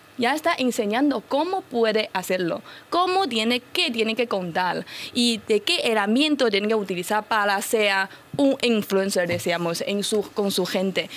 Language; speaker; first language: Spanish; non-native, fluent; Chinese